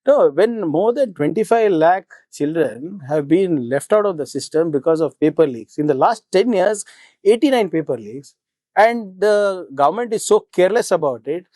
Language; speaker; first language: English; non-native, local second language; Kannada